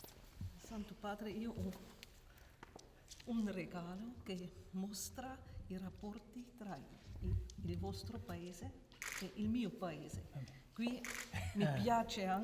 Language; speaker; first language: Italian; non-native, local second language; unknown